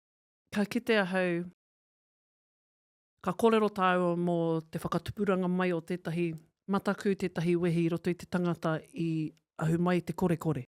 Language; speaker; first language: Māori; non-native, local second language; English